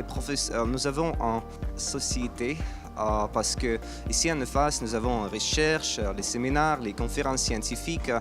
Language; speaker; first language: French; non-native, learner; Azerbaijani